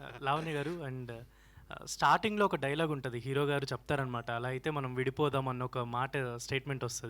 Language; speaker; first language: Telugu; native; Telugu